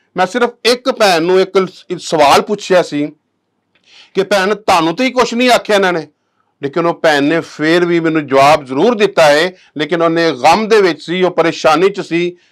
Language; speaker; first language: Punjabi; native; Punjabi